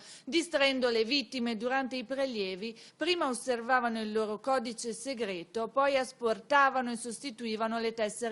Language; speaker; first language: Italian; native; Italian